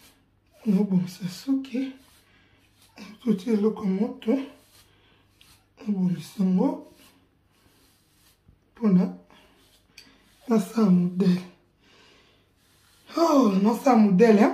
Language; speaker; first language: French; non-native, local second language; Lingala